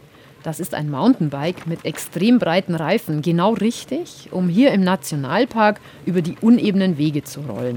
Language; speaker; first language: German; native; German